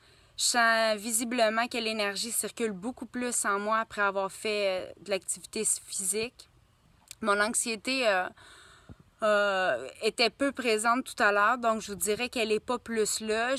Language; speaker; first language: French; native; French